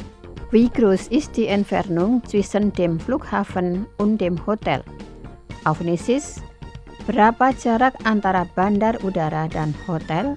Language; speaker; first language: German; non-native, fluent; Indonesian